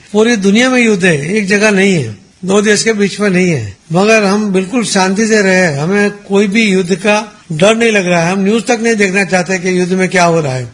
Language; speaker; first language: Hindi; non-native, local second language; Gujarati